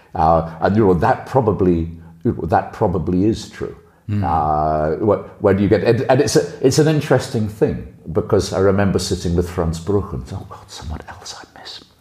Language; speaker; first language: English; native; English